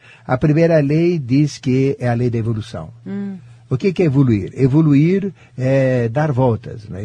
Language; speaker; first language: Portuguese; native; Portuguese